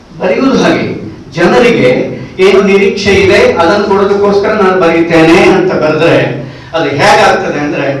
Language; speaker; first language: Kannada; non-native, local second language; Tulu